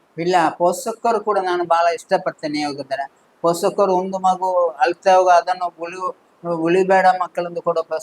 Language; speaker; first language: Kannada; non-native, local second language; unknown